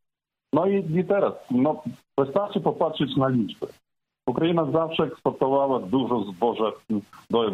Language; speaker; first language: Polish; non-native, fluent; Ukrainian